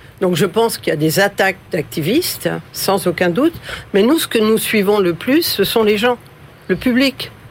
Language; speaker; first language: French; early bilingual, other home language; Spanish